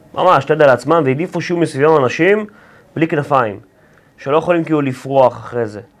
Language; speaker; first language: Hebrew; native; Hebrew